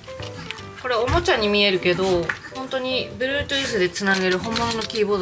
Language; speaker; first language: Japanese; native; Japanese